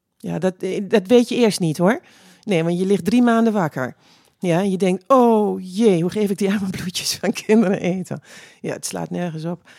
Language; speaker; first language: Dutch; native; Dutch